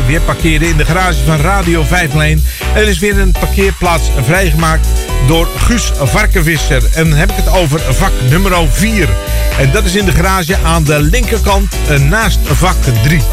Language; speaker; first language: Dutch; native; Dutch